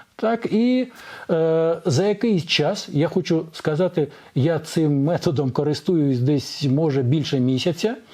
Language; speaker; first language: Ukrainian; non-native, local second language; Russian